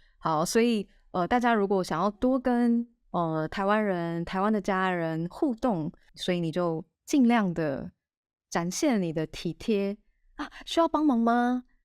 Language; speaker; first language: Chinese; native; Chinese